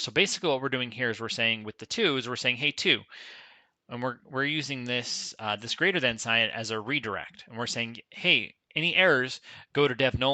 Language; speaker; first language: English; native; English